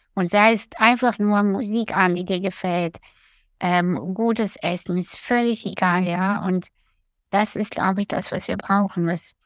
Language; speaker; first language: German; early bilingual, other home language; Russian